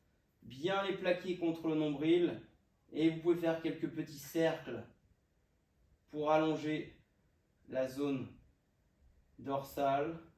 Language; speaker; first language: French; native; French